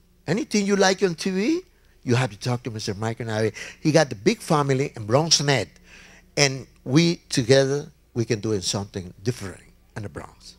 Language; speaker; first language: English; non-native, learner; Spanish